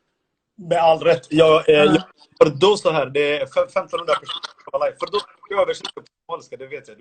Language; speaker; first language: Swedish; early bilingual, other home language; Somali